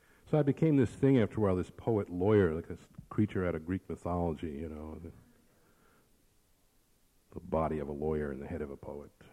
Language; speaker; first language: English; early bilingual, other home language; Spanish